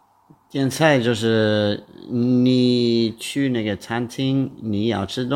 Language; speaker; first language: Chinese; non-native, learner; English